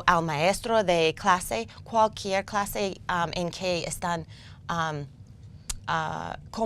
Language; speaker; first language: Spanish; non-native, learner; English